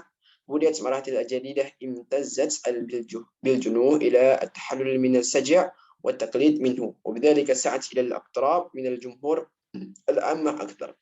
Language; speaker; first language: Arabic; non-native, learner; Indonesian